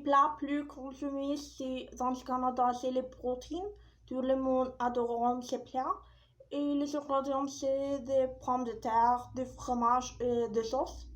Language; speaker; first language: French; non-native, learner; Spanish